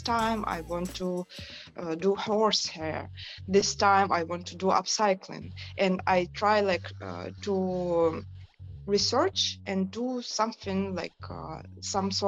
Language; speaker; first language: English; non-native, fluent; Yakut